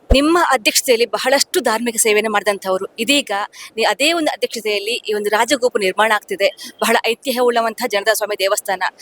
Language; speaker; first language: Kannada; native; Kannada